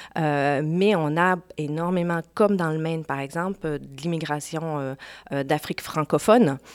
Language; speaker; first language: French; native; French